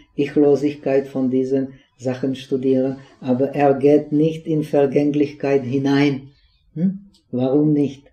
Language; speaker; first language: German; non-native, fluent; Czech